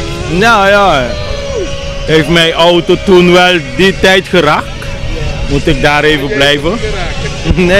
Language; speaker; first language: Dutch; non-native, local second language; Papiamento